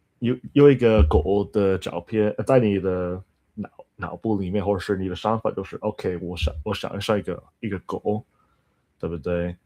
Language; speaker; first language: Chinese; non-native, learner; English